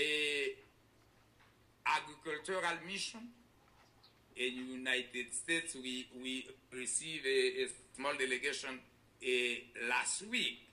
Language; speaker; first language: English; non-native, learner; Haitian Creole